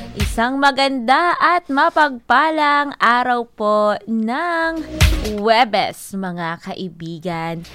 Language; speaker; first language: Filipino; non-native, local second language; Hiligaynon